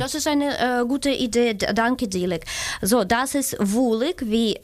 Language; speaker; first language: German; non-native, fluent; Ukrainian